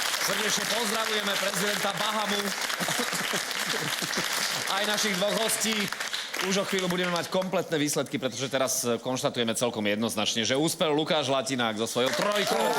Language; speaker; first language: Slovak; native; Slovak